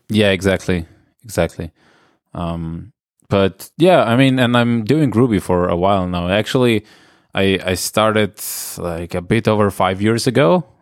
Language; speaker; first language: English; non-native, fluent; Slovenian